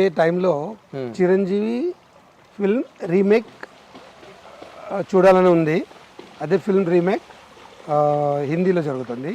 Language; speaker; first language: Telugu; non-native, learner; Marathi